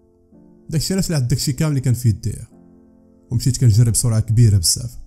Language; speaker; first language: Arabic; native; Arabic